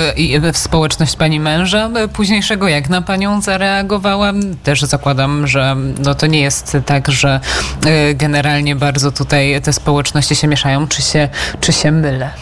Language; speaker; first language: Polish; native; Polish